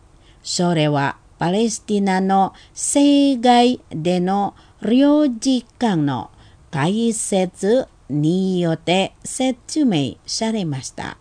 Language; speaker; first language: Japanese; non-native, fluent; Indonesian